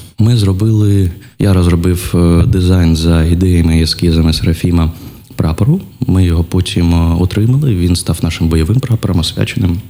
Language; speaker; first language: Ukrainian; non-native, local second language; Russian